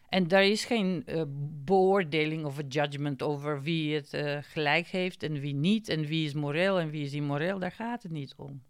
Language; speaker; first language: Dutch; non-native, fluent; Macedonian